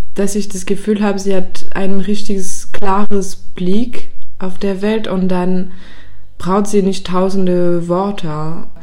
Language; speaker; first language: German; non-native, fluent; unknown